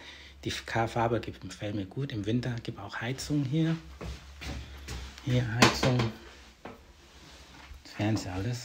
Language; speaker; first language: German; non-native, fluent; Vietnamese